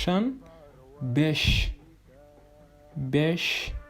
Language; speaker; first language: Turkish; non-native, fluent; Somali